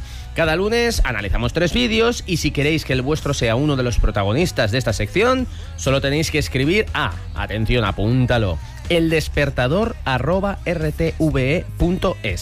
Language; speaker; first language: Spanish; native; Spanish